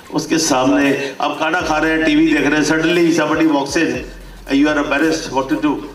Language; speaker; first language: Hindi; native; Hindi